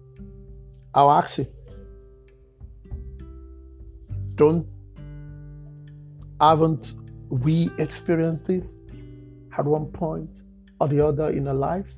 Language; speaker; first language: English; non-native, local second language; Yoruba